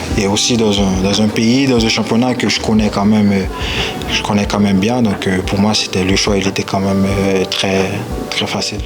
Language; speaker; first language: French; non-native, local second language; Haitian Creole